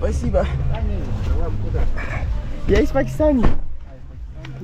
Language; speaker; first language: Russian; non-native, learner; Urdu